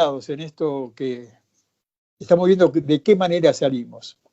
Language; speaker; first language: Spanish; native; Spanish